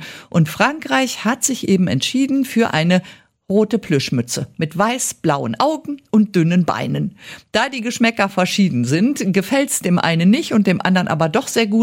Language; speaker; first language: German; native; German